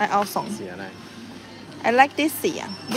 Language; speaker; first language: English; non-native, learner; Chinese